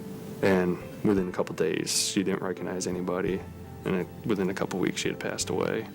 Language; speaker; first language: English; native; English